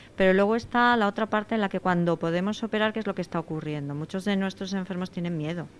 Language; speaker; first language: Spanish; native; Spanish